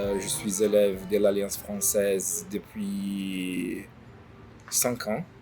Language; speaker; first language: French; non-native, learner; Portuguese